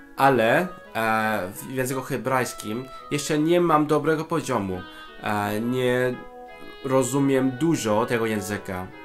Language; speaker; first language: Polish; non-native, fluent; Cantonese